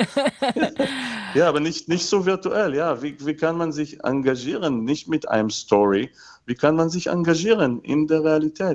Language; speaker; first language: German; non-native, fluent; Hebrew